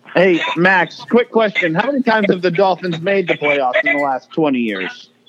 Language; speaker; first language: English; native; English